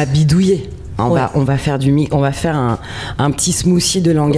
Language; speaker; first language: French; native; French